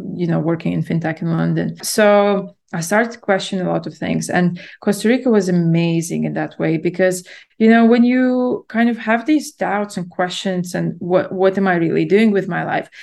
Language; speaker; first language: English; non-native, fluent; Latvian